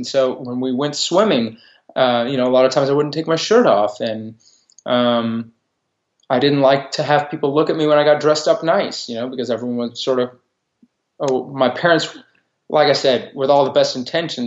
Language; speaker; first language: English; native; English